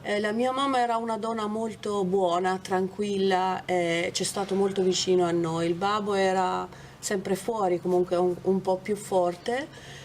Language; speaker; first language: Italian; non-native, fluent; Albanian